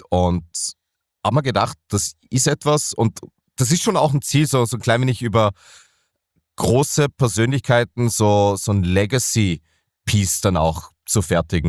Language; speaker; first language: German; native; German